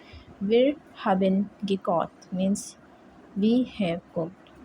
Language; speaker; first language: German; non-native, learner; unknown